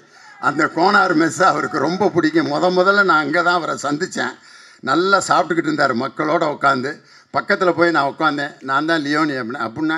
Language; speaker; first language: Tamil; native; Tamil